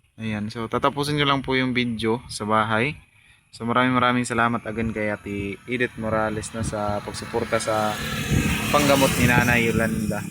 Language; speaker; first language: Filipino; non-native, local second language; Cebuano